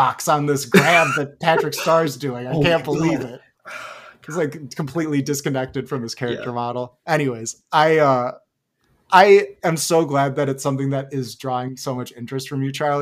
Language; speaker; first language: English; native; English